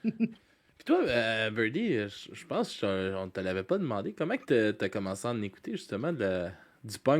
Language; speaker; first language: French; native; French